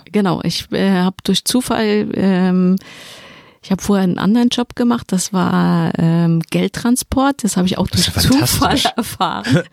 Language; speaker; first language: German; native; German